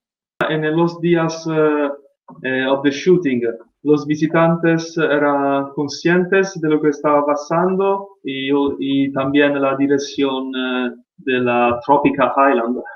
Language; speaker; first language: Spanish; non-native, fluent; Italian